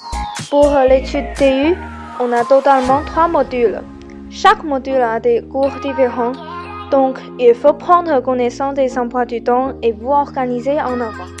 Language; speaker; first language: French; non-native, learner; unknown